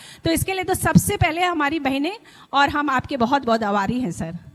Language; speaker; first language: Hindi; native; Hindi